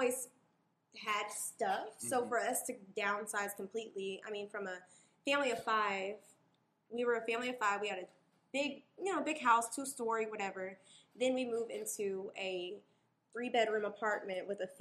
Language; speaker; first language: English; native; English